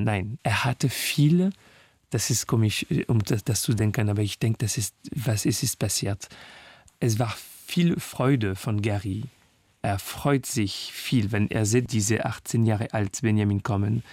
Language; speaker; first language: German; non-native, learner; French